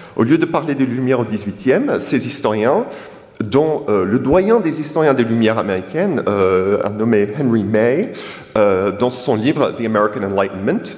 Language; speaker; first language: French; non-native, fluent; English